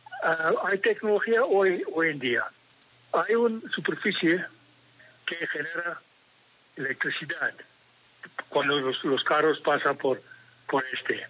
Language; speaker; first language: Spanish; non-native, fluent; English